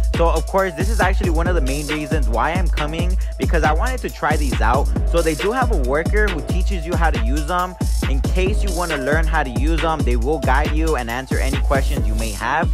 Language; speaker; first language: English; early bilingual, other home language; Spanish